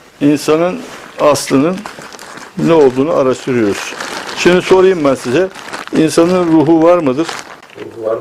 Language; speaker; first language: Turkish; native; Turkish